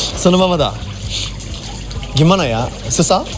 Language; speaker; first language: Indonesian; non-native, learner; Japanese